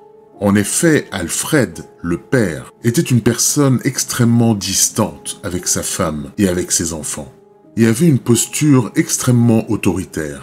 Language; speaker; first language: French; native; French